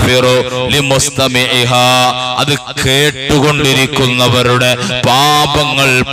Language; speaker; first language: Malayalam; native; Malayalam